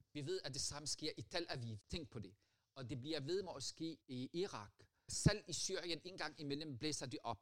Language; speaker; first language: Danish; non-native, fluent; Arabic